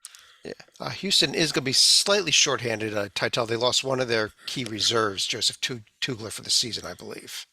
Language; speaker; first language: English; native; English